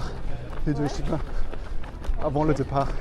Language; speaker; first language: French; non-native, fluent; German